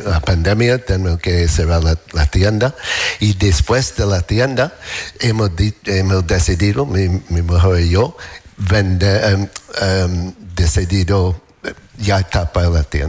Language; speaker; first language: Spanish; non-native, learner; English